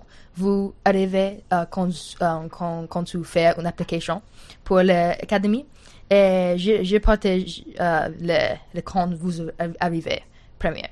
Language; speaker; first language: French; non-native, learner; English